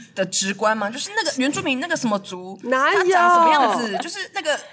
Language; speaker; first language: Chinese; native; Chinese